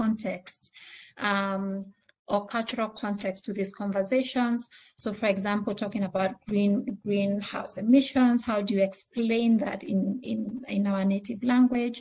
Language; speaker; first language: English; non-native, local second language; Swahili